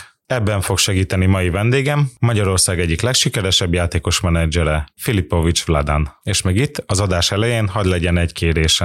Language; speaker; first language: Hungarian; native; Hungarian